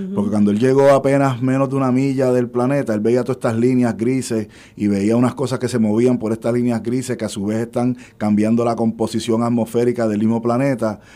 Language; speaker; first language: Spanish; native; Spanish